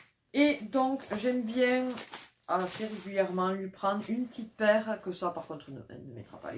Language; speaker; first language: French; native; French